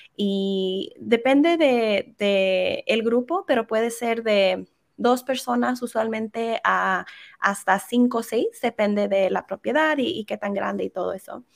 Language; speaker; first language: Spanish; early bilingual, heritage; Spanish